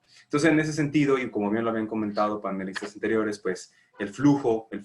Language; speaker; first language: Spanish; native; Spanish